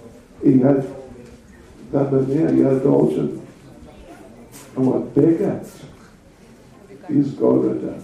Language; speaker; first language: Russian; non-native, learner; English